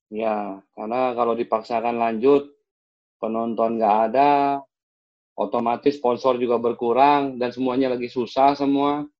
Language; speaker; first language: Indonesian; native; Indonesian